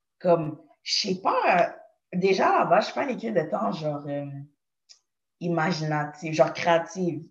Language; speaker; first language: French; native; French